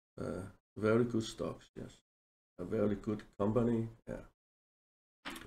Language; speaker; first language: English; non-native, learner; Danish